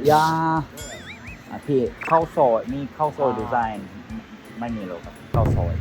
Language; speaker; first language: Thai; non-native, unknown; Japanese